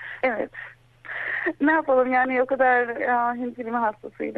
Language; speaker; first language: Turkish; early bilingual, heritage; Turkish